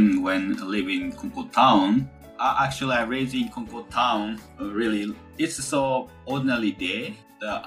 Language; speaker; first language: English; non-native, fluent; Japanese